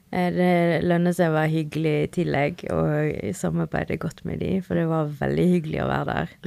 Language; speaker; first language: Norwegian; early bilingual, other home language; Spanish